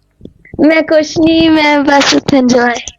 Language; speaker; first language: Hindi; non-native, local second language; Punjabi